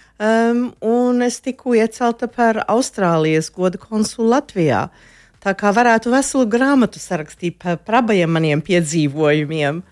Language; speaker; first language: Latvian; early bilingual, heritage; Latvian